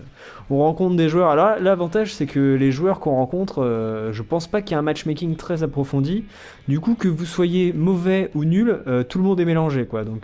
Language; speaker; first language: French; native; French